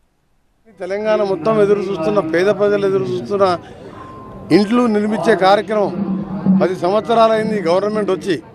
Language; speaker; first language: Telugu; native; Telugu